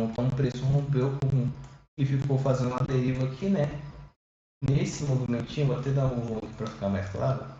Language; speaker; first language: Portuguese; native; Portuguese